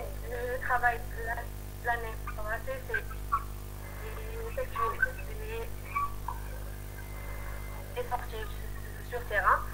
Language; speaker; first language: French; non-native, learner; Arabic